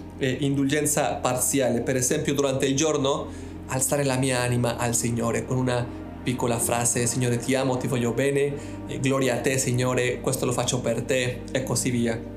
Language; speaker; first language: Italian; non-native, fluent; Spanish